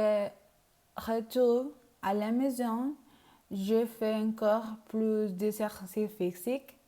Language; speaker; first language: French; non-native, learner; Spanish